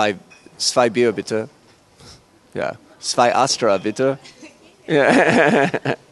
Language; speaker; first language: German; non-native, learner; English